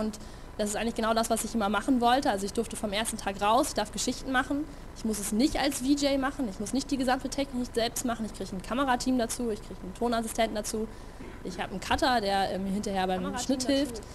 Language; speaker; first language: German; native; German